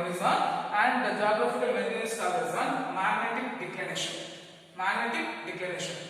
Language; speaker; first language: English; non-native, local second language; Tamil